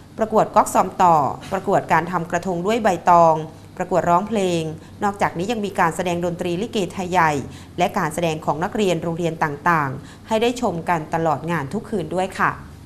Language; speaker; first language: Thai; native; Thai